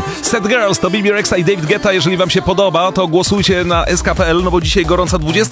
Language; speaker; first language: Polish; native; Polish